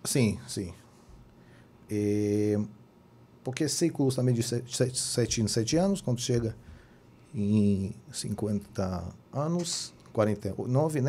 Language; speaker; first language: Portuguese; non-native, fluent; Hebrew